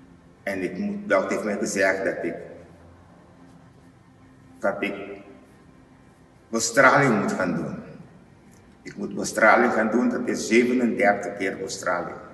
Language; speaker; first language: Dutch; non-native, learner; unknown